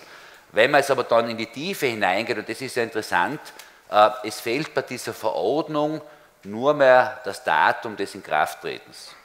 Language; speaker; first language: German; native; German